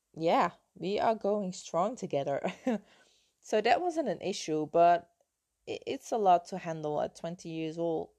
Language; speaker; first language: English; non-native, fluent; Dutch